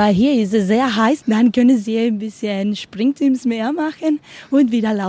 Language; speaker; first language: German; non-native, learner; Spanish